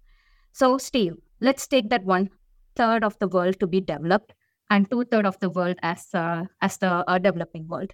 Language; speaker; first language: English; non-native, local second language; Tamil